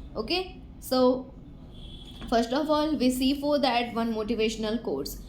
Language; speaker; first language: English; non-native, local second language; Gujarati